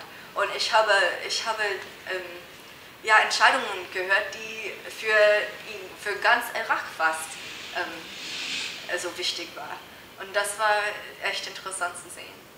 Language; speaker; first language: German; non-native, fluent; English